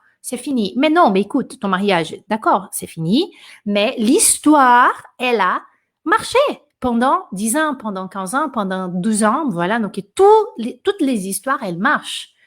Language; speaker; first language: French; non-native, fluent; Portuguese